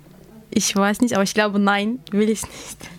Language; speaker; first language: German; non-native, learner; Kurdish